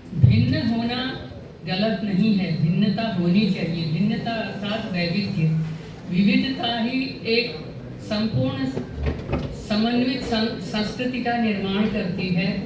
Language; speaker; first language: Hindi; native; Hindi